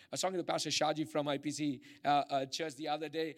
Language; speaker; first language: English; non-native, local second language; Malayalam